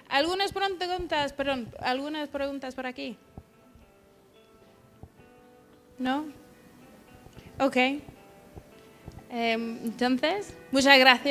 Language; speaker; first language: Spanish; non-native, learner; English